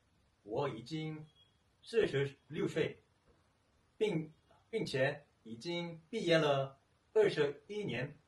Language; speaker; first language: Chinese; non-native, learner; Korean